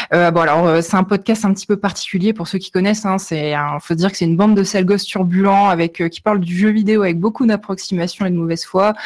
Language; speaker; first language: French; native; French